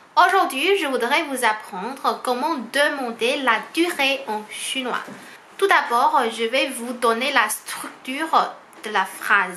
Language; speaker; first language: French; non-native, fluent; Chinese